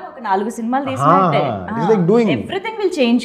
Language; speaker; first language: Telugu; native; Telugu